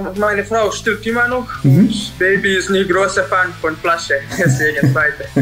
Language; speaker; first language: German; non-native, fluent; Serbian